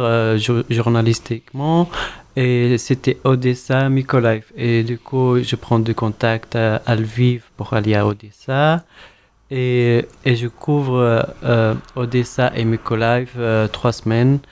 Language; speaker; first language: French; non-native, fluent; Arabic